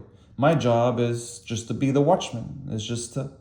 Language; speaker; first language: English; native; English